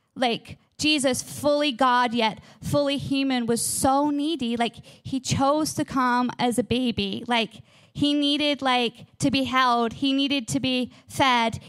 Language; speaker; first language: English; native; English